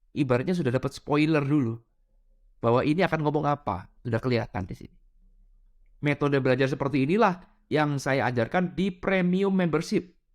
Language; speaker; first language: Indonesian; non-native, local second language; Madurese